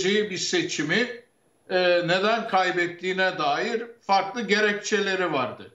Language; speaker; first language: Turkish; native; Turkish